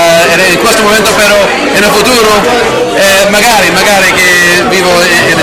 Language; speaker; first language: Italian; non-native, learner; English